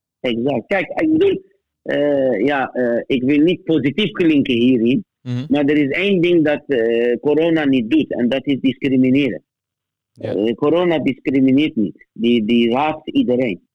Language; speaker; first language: Dutch; non-native, fluent; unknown